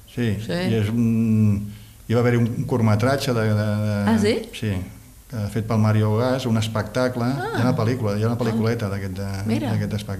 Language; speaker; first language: Catalan; native; Catalan